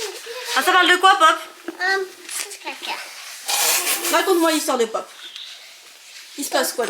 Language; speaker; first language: French; native; French